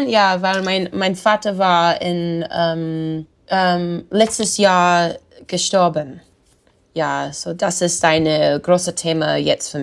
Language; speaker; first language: German; non-native, learner; English